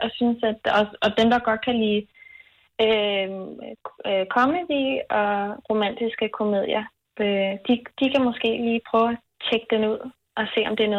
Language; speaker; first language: Danish; native; Danish